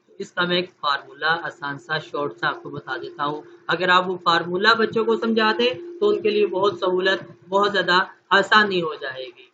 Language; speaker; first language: Urdu; native; Urdu